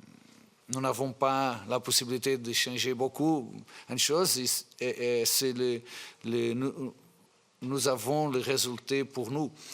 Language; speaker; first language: French; non-native, fluent; Portuguese